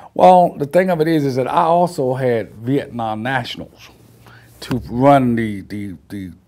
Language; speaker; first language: English; native; English